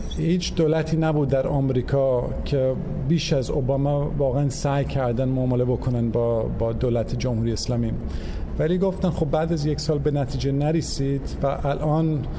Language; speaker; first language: Persian; early bilingual, heritage; English